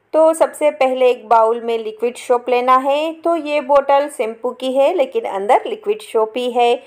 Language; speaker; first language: Hindi; non-native, local second language; Gujarati